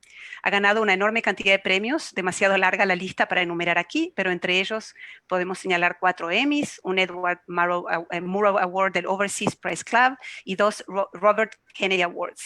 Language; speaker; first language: Spanish; native; Spanish